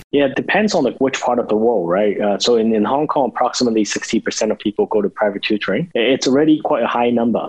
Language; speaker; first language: English; non-native, local second language; Cantonese